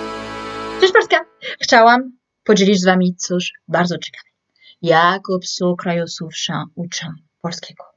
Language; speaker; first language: Polish; non-native, learner; French